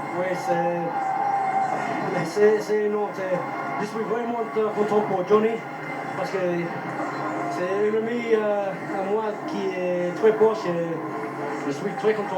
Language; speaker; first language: French; non-native, learner; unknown